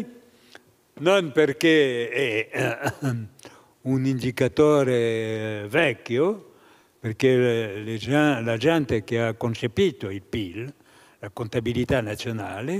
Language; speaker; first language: Italian; non-native, fluent; French